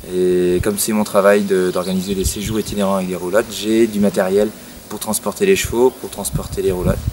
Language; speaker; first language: French; native; French